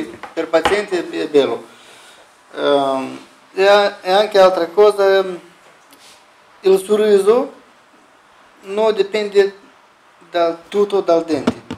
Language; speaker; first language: Italian; non-native, learner; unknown